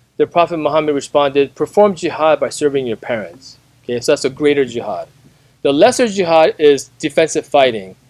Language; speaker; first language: English; native; English